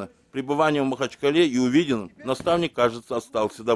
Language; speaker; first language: Russian; native; Russian